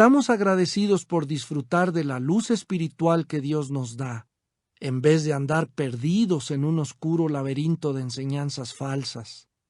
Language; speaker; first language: Spanish; native; Spanish